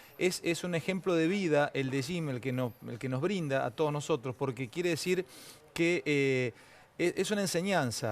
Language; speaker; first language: Spanish; native; Spanish